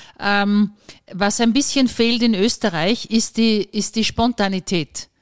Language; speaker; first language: German; non-native, learner; Italian